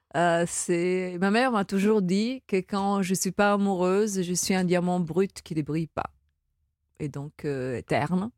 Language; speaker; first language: French; non-native, fluent; Italian